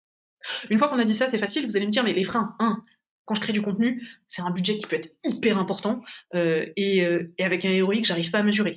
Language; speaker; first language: French; native; French